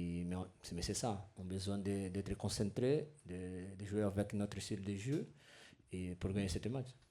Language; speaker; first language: French; non-native, fluent; Portuguese